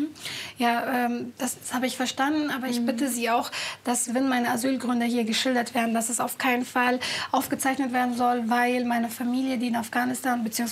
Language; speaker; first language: German; non-native, fluent; Persian